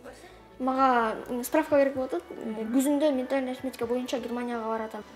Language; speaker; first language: Kyrgyz; non-native, local second language; Russian